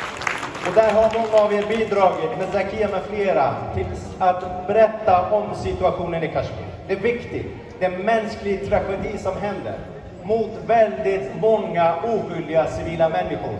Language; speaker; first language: Swedish; early bilingual, other home language; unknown